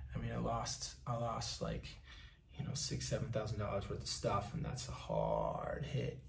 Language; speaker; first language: English; native; English